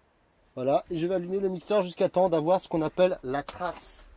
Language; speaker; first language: French; native; French